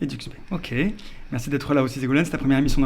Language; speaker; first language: French; native; French